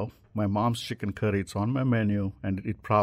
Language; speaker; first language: English; non-native, local second language; Telugu